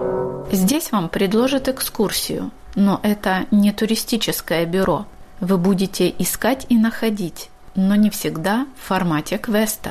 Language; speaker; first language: Russian; native; Russian